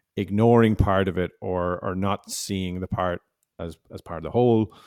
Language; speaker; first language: English; native; English